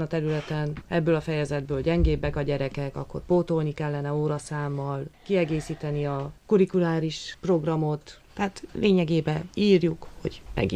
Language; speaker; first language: Hungarian; native; Hungarian